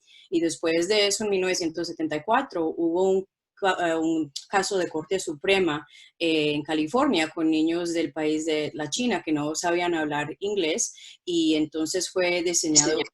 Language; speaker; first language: Spanish; non-native, local second language; English